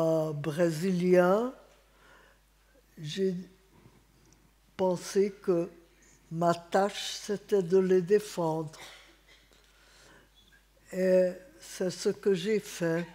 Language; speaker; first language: French; non-native, fluent; Hungarian